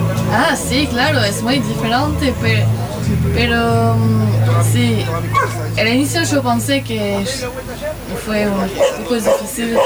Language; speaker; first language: Spanish; non-native, learner; French